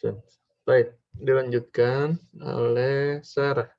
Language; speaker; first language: Indonesian; native; Indonesian